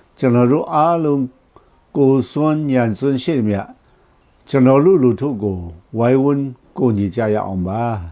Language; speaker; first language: Burmese; non-native, local second language; Kachin